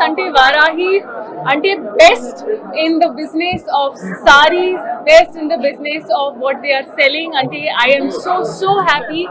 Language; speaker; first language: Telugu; non-native, learner; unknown